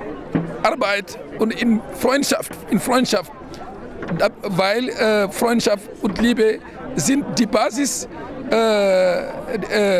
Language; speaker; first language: German; non-native, fluent; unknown